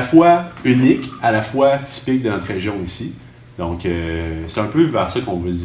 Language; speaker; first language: French; native; French